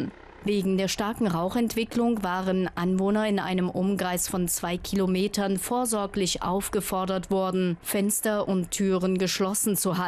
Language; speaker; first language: German; native; German